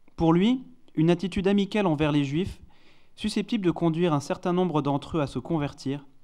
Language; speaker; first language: French; non-native, fluent; Hebrew